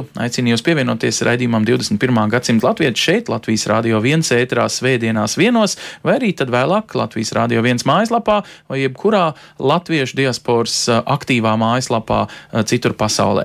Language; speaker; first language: Latvian; native; Latvian